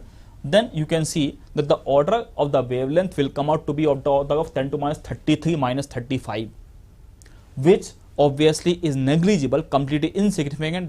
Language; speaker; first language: English; non-native, local second language; Hindi